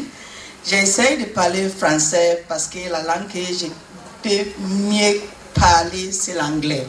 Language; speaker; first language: French; non-native, fluent; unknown